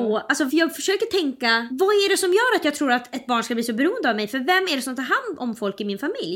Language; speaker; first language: Swedish; native; Swedish